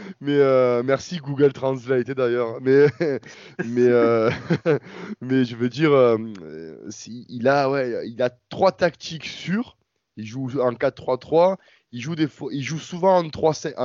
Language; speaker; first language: French; native; French